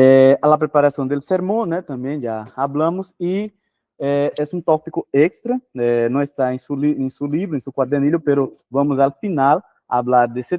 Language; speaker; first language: Spanish; non-native, fluent; Portuguese